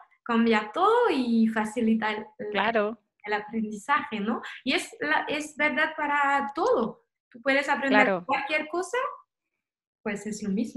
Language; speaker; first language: Spanish; non-native, fluent; French